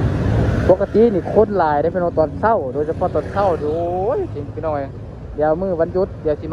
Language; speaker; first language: Thai; non-native, local second language; Lao